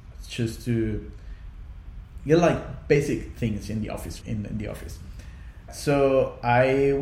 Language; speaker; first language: English; non-native, fluent; Spanish